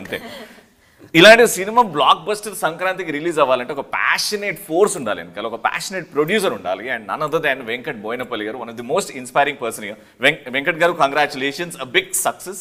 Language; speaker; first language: Telugu; native; Telugu